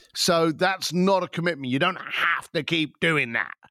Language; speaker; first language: English; native; English